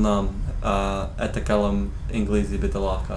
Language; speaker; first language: Arabic; non-native, learner; English